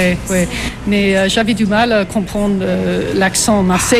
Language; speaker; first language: French; non-native, fluent; English